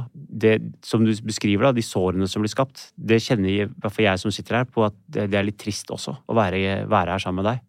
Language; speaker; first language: Norwegian; early bilingual, other home language; Urdu